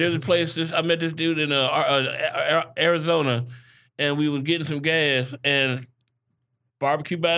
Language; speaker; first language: English; native; English